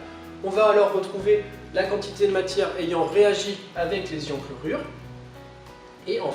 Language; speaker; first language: French; native; French